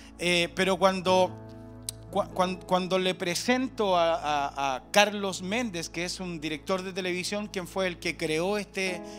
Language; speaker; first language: Spanish; native; Spanish